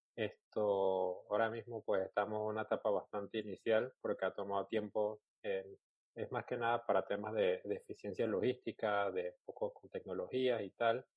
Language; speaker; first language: Spanish; native; Spanish